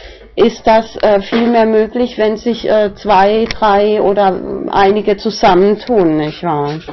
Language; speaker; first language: German; non-native, fluent; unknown